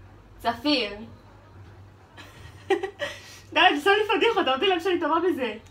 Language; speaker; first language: Hebrew; native; Hebrew